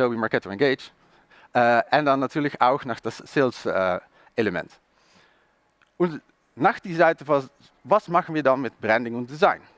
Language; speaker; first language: German; non-native, learner; Dutch